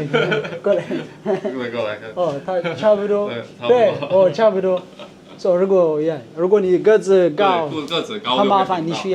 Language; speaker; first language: Chinese; non-native, fluent; Amharic